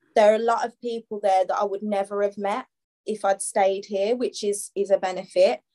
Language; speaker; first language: English; native; English